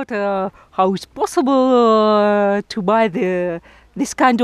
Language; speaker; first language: English; non-native, learner; Russian